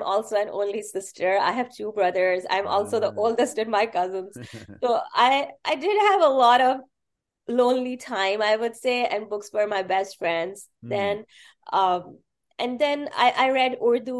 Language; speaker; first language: English; non-native, local second language; Urdu